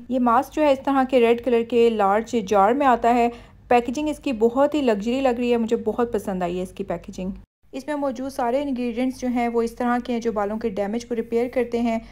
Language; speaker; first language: Urdu; native; Urdu